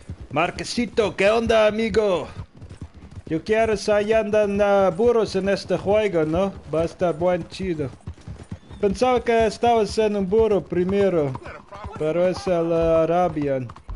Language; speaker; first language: Spanish; non-native, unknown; Dutch